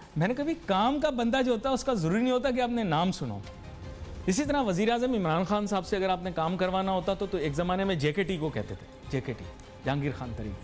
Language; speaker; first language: Urdu; non-native, local second language; Punjabi